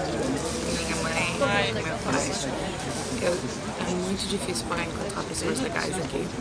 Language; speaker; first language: Portuguese; early bilingual, heritage; Portuguese